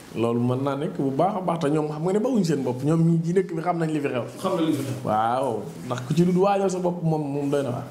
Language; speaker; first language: Wolof; native; Wolof